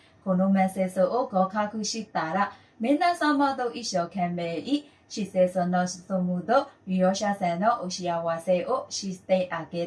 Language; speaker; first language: Japanese; non-native, learner; Burmese